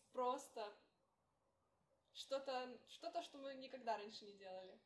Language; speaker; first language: Russian; native; Russian